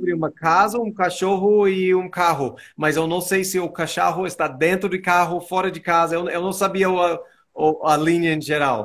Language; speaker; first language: Portuguese; non-native, fluent; English